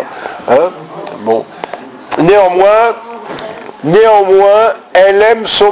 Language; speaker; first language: French; native; French